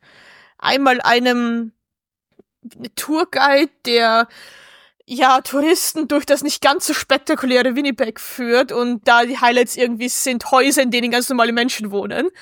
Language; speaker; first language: German; native; German